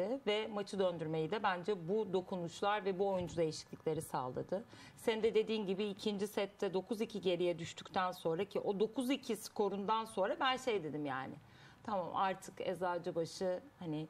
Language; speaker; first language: Turkish; native; Turkish